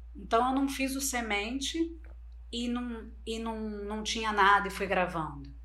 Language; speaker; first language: Portuguese; non-native, local second language; Spanish